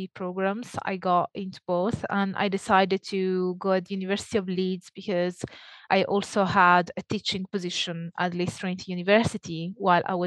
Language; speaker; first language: English; non-native, fluent; Italian